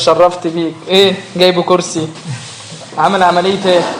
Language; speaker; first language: Arabic; native; Arabic